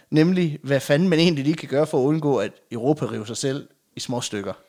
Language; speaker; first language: Danish; native; Danish